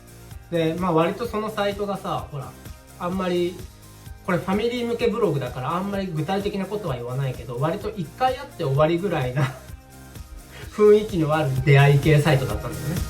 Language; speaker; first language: Japanese; native; Japanese